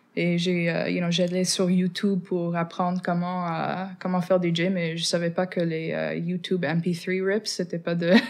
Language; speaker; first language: French; non-native, fluent; English